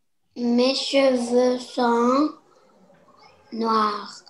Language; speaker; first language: French; non-native, learner; Arabic